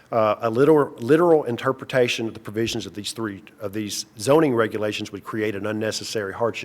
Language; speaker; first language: English; native; English